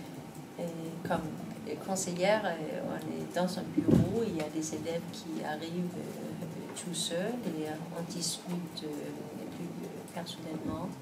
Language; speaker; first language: French; non-native, fluent; Danish